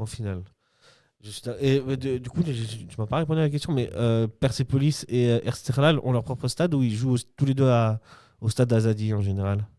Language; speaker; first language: French; native; French